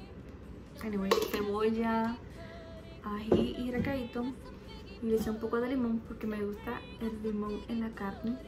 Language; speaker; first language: Spanish; early bilingual, heritage; Spanish